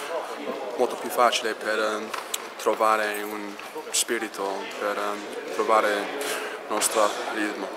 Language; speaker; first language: Italian; non-native, learner; English